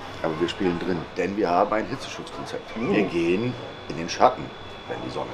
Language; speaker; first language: German; native; German